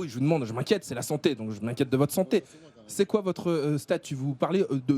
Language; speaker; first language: French; native; French